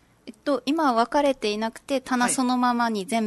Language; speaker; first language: Japanese; native; Japanese